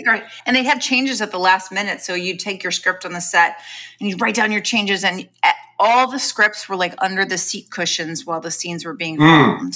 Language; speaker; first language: English; native; English